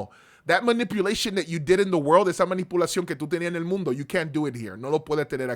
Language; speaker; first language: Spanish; early bilingual, heritage; Spanish